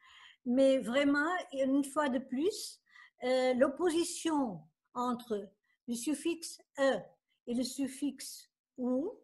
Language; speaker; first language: French; non-native, fluent; Portuguese